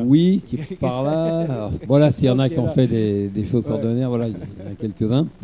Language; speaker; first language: French; native; French